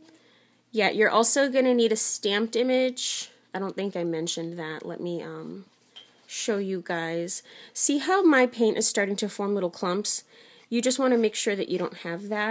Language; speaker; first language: English; native; English